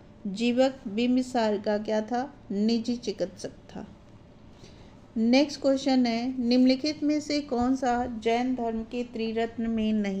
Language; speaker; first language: Hindi; native; Hindi